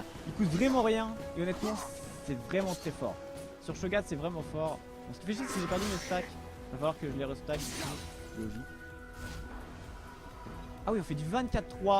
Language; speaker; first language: French; native; French